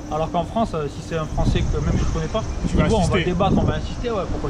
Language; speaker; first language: French; native; French